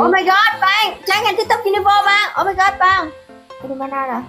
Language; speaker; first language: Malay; non-native, learner; Vietnamese